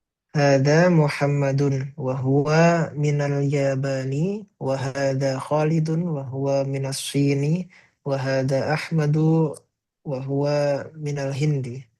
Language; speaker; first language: Arabic; non-native, learner; Indonesian